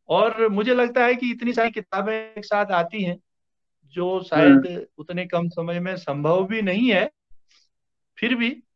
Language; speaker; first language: Hindi; native; Hindi